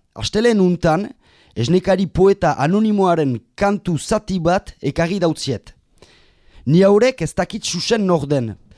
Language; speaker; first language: Basque; native; Basque